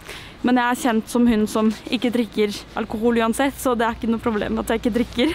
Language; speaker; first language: Norwegian; non-native, fluent; French